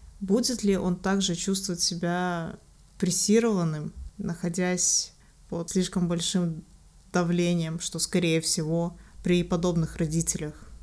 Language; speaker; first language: Russian; native; Russian